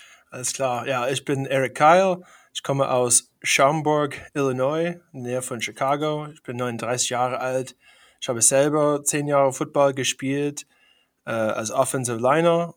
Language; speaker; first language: German; non-native, fluent; English